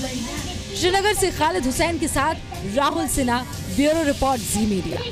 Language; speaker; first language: Hindi; native; Hindi